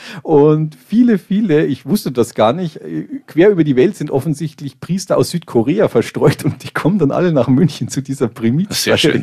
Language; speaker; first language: German; native; German